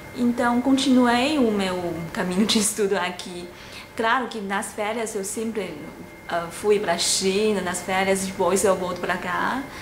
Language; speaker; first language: Portuguese; non-native, fluent; Chinese